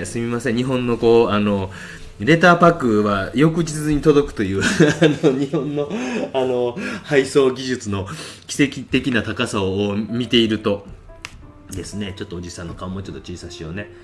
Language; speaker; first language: Japanese; native; Japanese